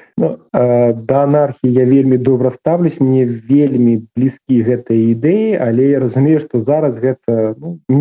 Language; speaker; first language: Belarusian; non-native, local second language; Russian